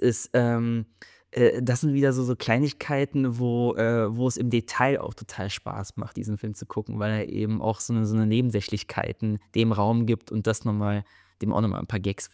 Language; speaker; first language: German; native; German